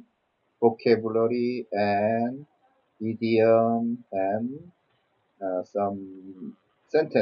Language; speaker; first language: English; non-native, learner; Korean